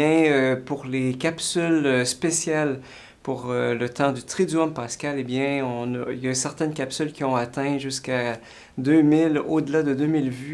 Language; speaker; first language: French; native; French